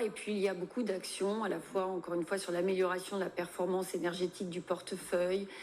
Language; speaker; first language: French; native; French